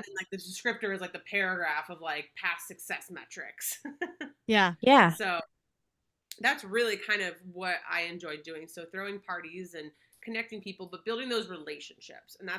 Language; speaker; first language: English; native; English